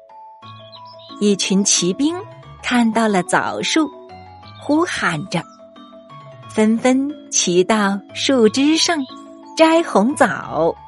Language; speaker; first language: Chinese; native; Chinese